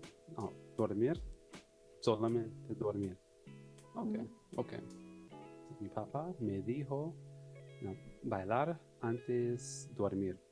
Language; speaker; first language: Spanish; non-native, learner; English